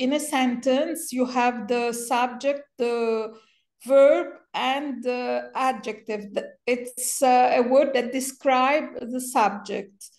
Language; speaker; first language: English; non-native, fluent; Italian